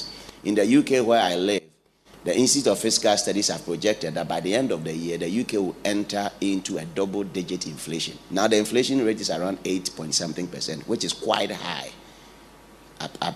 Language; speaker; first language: English; non-native, local second language; Akan